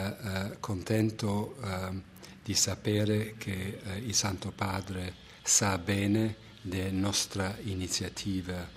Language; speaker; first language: Italian; non-native, fluent; German